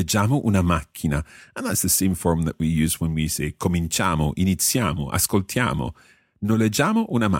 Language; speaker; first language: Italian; non-native, fluent; English